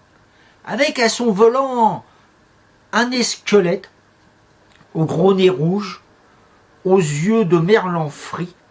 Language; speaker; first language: French; native; French